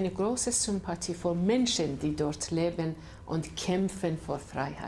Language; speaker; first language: German; non-native, fluent; Persian